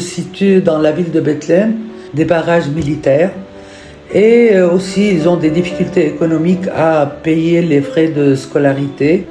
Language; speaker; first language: French; non-native, fluent; Arabic